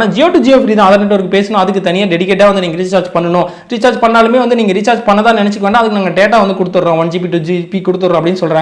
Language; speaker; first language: Tamil; native; Tamil